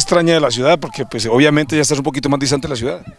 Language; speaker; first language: Spanish; native; Spanish